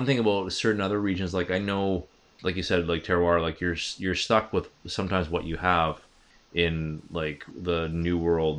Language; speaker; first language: English; native; English